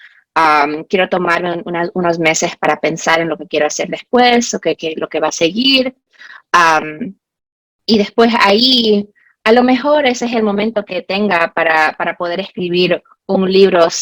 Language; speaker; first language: Spanish; early bilingual, heritage; Spanish